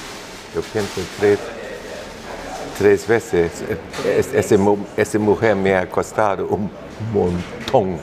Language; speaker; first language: Spanish; non-native, fluent; German